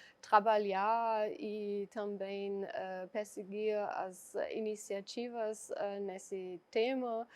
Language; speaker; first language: Portuguese; non-native, fluent; German